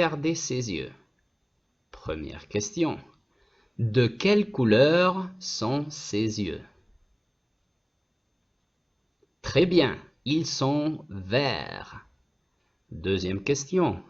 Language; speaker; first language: French; non-native, fluent; Spanish